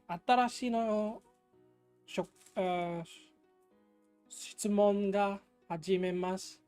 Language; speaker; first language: Japanese; non-native, learner; English